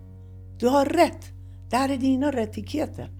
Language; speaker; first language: Swedish; non-native, fluent; Persian